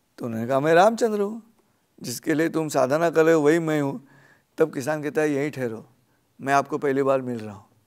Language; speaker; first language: Hindi; non-native, local second language; Marathi